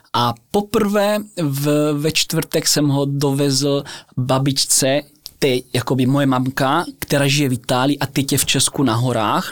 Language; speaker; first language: Czech; early bilingual, heritage; Czech